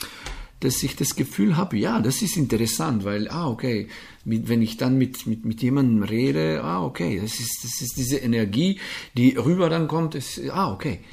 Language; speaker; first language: German; non-native, fluent; Slovenian